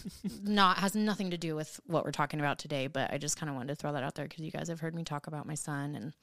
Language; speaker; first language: English; native; English